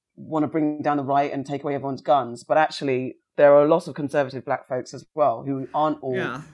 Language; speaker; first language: English; native; English